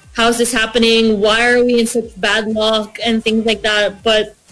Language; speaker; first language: English; non-native, local second language; Korean